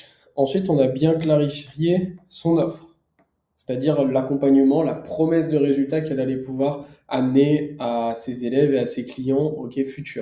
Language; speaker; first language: French; native; French